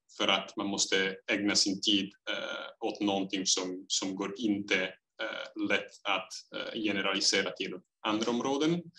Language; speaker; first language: Swedish; non-native, fluent; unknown